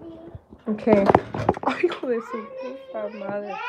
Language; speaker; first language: Spanish; early bilingual, heritage; Spanish